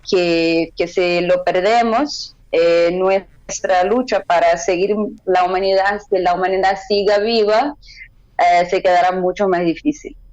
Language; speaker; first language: Spanish; non-native, fluent; Portuguese